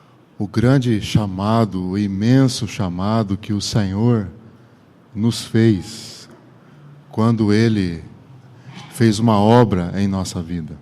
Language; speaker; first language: Portuguese; native; Portuguese